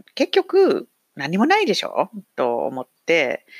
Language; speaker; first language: Japanese; non-native, fluent; English